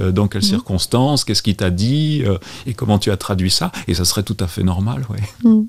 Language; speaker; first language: French; native; French